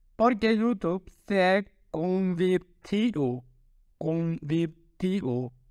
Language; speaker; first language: Spanish; non-native, learner; Turkish